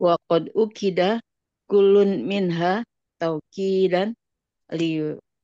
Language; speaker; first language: Arabic; non-native, learner; Indonesian